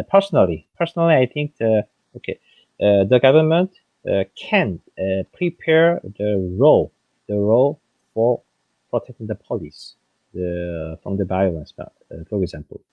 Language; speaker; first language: English; non-native, fluent; French